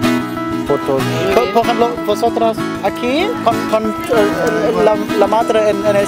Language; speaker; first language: Spanish; non-native, learner; German